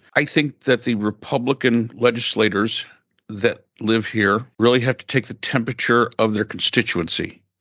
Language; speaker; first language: English; native; English